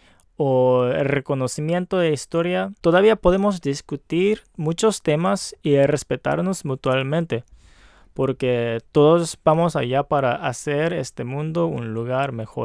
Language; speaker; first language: Spanish; non-native, fluent; Japanese